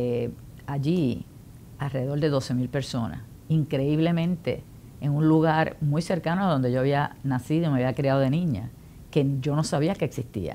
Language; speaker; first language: Spanish; native; Spanish